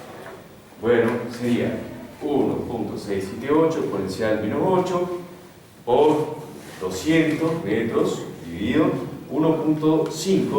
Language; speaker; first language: Spanish; native; Spanish